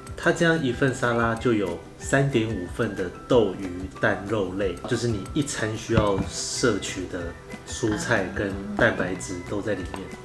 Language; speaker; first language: Chinese; native; Chinese